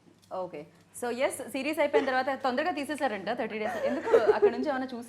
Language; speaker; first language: Telugu; native; Telugu